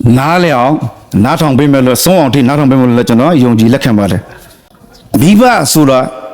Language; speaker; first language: Burmese; non-native, local second language; Rohingya